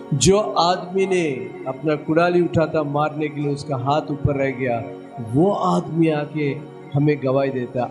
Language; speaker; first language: Hindi; non-native, local second language; Telugu